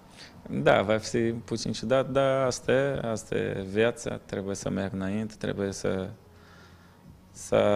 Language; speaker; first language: Romanian; non-native, learner; Portuguese